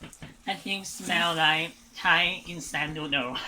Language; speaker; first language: English; non-native, learner; Thai